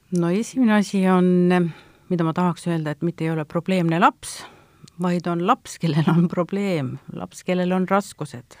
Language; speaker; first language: Estonian; native; Estonian